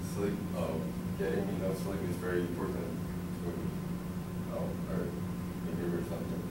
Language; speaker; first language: English; non-native, learner; Korean